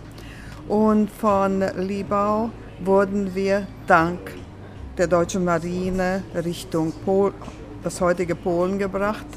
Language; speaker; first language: German; early bilingual, other home language; Latvian